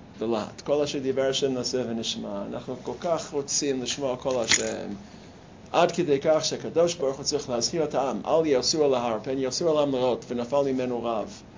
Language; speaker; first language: Hebrew; non-native, fluent; English